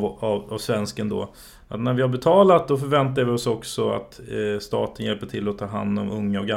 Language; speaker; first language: Swedish; native; Swedish